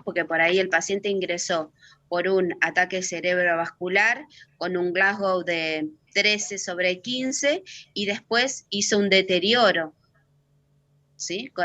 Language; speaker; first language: Spanish; native; Spanish